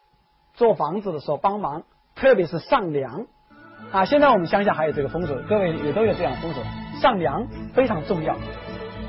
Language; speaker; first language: Chinese; native; Chinese